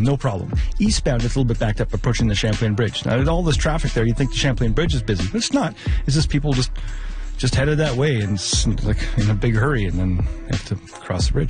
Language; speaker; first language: English; native; English